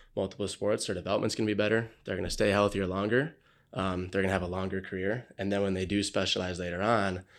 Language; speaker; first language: English; native; English